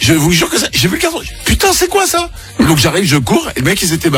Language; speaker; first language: French; native; French